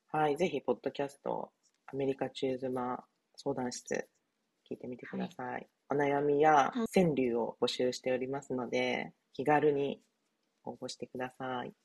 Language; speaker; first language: Japanese; native; Japanese